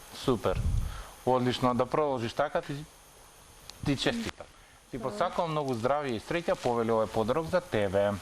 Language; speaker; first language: Macedonian; native; Macedonian